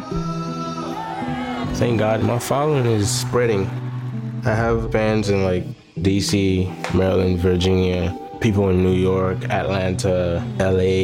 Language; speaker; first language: English; early bilingual, other home language; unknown